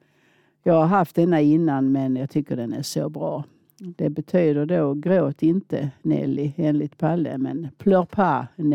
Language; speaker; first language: Swedish; native; Swedish